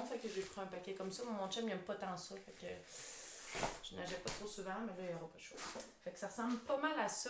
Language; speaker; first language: French; native; French